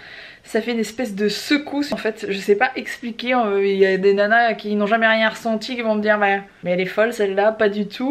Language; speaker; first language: French; native; French